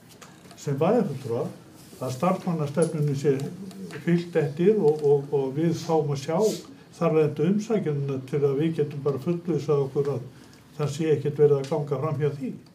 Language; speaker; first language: Icelandic; native; Icelandic